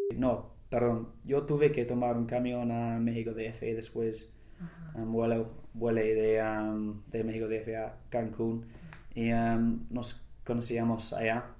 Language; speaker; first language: Spanish; non-native, fluent; English